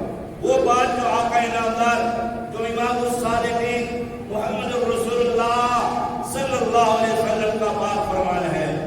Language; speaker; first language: Urdu; native; Urdu